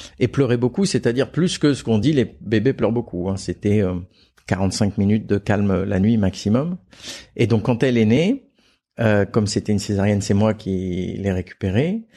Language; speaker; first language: French; native; French